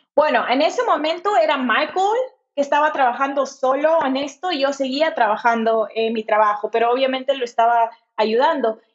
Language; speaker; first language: Spanish; native; Spanish